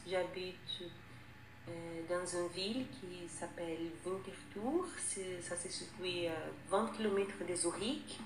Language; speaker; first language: French; non-native, learner; Portuguese